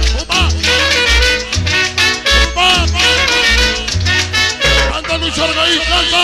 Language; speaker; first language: Spanish; native; Spanish